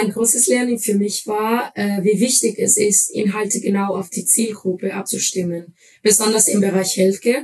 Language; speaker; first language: German; non-native, fluent; Spanish